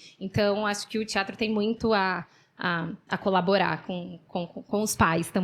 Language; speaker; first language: Portuguese; native; Portuguese